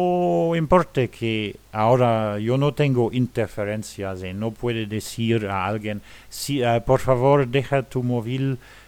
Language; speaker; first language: Spanish; non-native, fluent; Luxembourgish